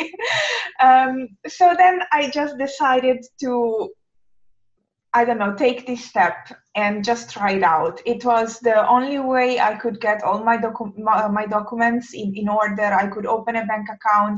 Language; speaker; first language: English; non-native, fluent; Italian